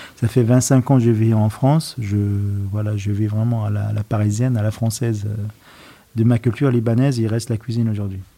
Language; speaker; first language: French; non-native, fluent; Arabic